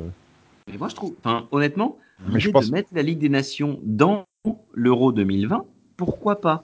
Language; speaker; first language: French; native; French